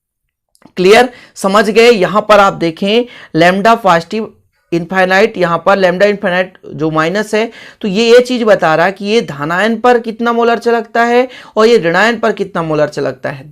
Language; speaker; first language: Hindi; native; Hindi